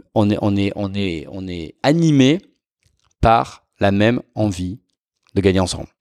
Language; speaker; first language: French; native; French